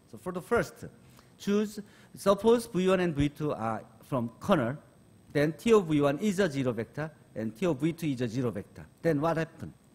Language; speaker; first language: English; non-native, fluent; Korean